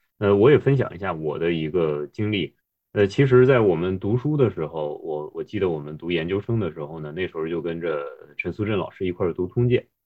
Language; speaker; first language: Chinese; native; Chinese